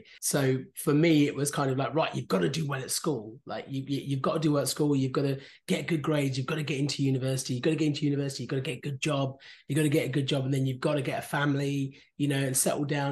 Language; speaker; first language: English; native; English